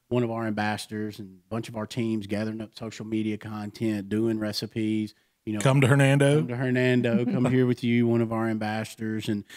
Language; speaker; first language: English; native; English